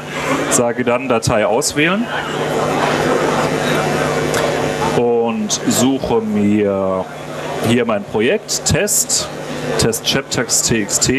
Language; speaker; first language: German; native; German